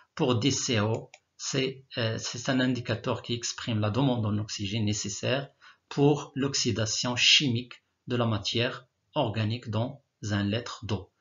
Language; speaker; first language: French; non-native, local second language; Arabic